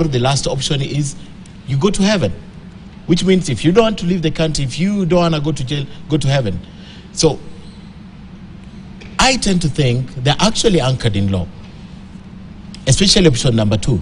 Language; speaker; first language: English; non-native, local second language; Swahili